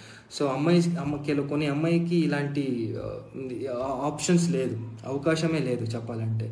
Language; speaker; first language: Telugu; non-native, fluent; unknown